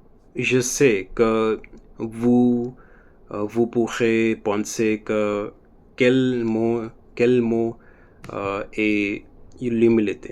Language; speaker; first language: French; non-native, learner; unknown